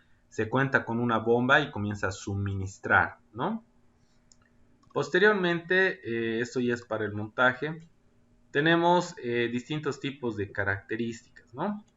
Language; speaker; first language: Spanish; native; Spanish